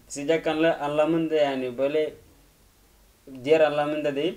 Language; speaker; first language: Turkish; non-native, fluent; Arabic